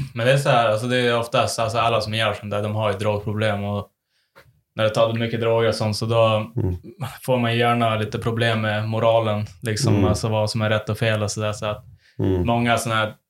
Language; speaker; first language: Swedish; native; Swedish